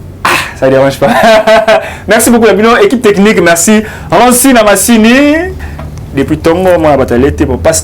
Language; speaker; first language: French; non-native, local second language; Lingala